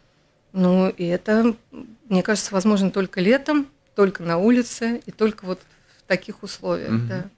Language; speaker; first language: Russian; native; Russian